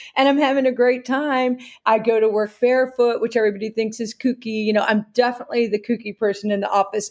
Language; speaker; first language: English; native; English